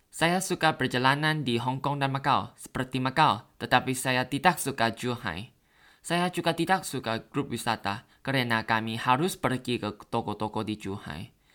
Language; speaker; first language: Indonesian; non-native, learner; Thai